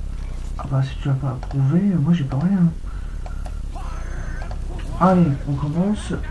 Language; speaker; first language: French; native; French